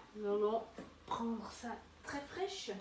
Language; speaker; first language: French; non-native, learner; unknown